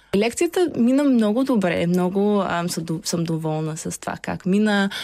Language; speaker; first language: Bulgarian; early bilingual, heritage; Bulgarian